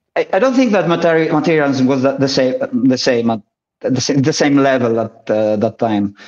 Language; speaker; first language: English; early bilingual, other home language; Polish